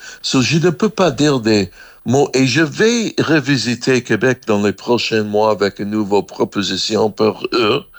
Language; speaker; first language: French; non-native, learner; English